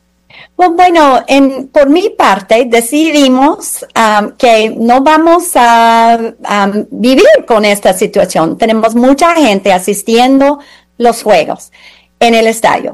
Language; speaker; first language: Spanish; non-native, fluent; English